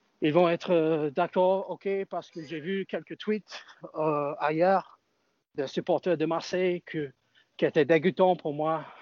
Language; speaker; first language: French; non-native, fluent; English